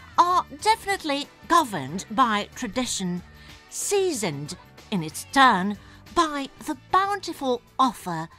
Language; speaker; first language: English; non-native, fluent; Romanian